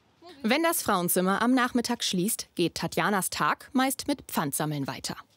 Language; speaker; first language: German; native; German